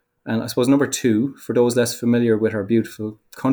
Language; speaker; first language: English; native; English